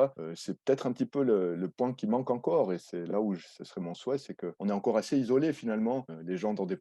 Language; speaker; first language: French; native; French